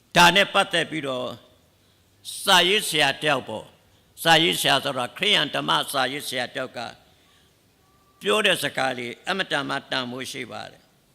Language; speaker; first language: Burmese; non-native, local second language; S'gaw Karen